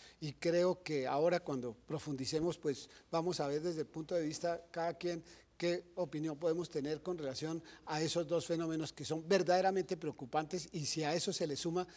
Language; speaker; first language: Spanish; native; Spanish